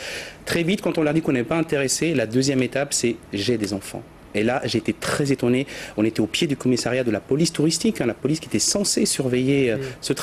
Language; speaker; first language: French; native; French